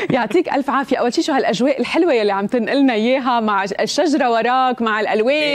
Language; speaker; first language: Arabic; native; Arabic